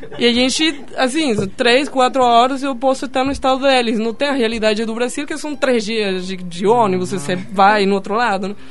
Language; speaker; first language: Portuguese; non-native, fluent; Spanish